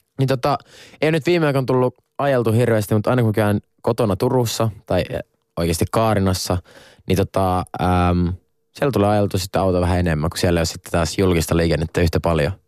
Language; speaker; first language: Finnish; non-native, local second language; Swedish